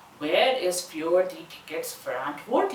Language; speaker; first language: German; non-native, fluent; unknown